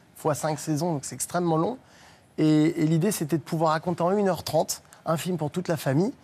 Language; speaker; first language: French; native; French